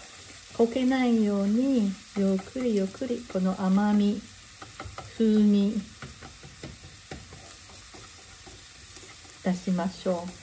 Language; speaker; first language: Japanese; non-native, learner; Chinese